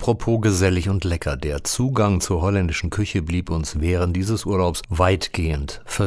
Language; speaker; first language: German; native; German